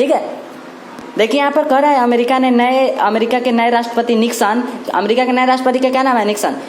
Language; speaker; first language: Hindi; native; Hindi